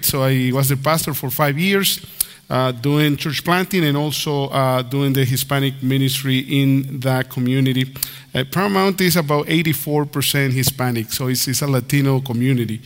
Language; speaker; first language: English; non-native, fluent; Spanish